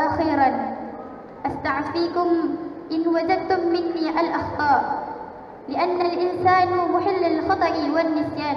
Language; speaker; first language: Arabic; non-native, fluent; Malay